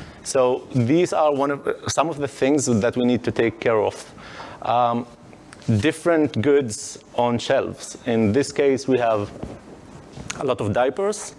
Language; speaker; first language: English; non-native, fluent; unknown